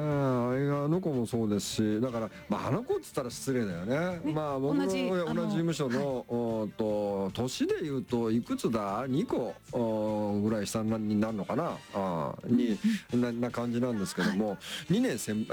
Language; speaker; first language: Japanese; native; Japanese